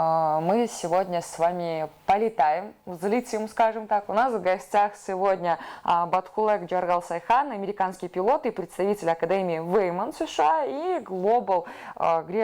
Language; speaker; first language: Russian; native; Russian